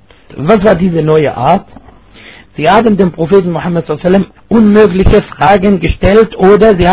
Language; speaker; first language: German; non-native, fluent; Arabic